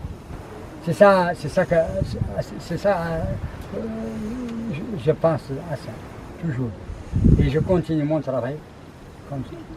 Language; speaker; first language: French; non-native, learner; Arabic